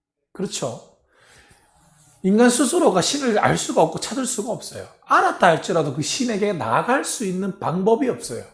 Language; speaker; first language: Korean; native; Korean